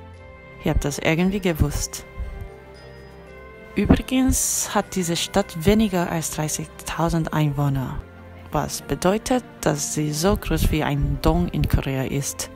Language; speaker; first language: German; non-native, fluent; Korean